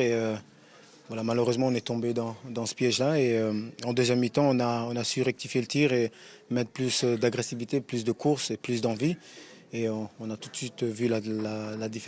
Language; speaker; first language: French; native; French